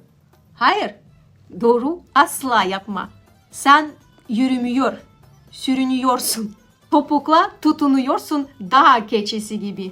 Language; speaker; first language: Turkish; non-native, fluent; Russian